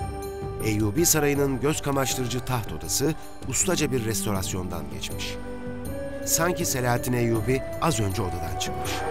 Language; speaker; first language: Turkish; native; Turkish